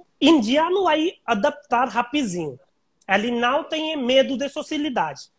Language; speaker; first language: Portuguese; non-native, learner; Hindi